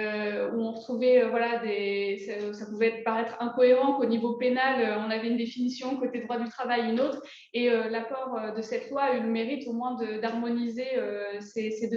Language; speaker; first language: French; native; French